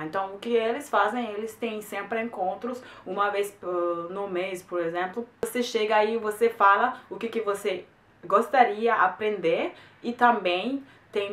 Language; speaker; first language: Portuguese; non-native, fluent; German